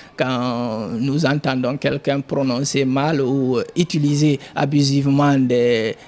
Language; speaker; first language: French; non-native, local second language; Fula